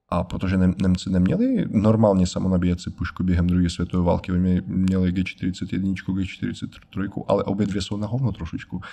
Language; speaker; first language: Czech; non-native, fluent; Russian